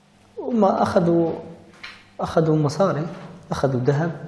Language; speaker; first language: Arabic; early bilingual, heritage; Arabic